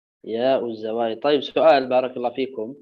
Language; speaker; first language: Arabic; native; Arabic